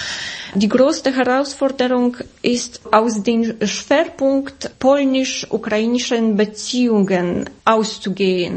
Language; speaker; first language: German; non-native, fluent; Polish